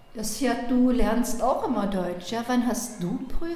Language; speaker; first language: German; native; German